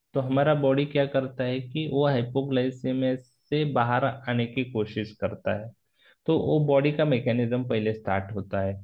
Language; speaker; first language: Hindi; non-native, local second language; Marathi